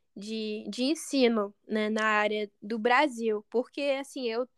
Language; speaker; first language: Portuguese; non-native, fluent; English